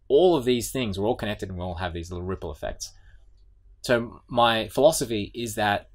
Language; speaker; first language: English; native; English